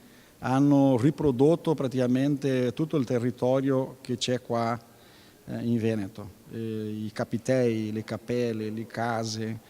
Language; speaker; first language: Italian; early bilingual, heritage; Venetian